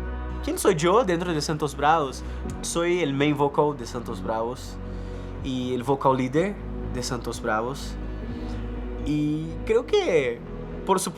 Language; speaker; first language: Spanish; non-native, fluent; Portuguese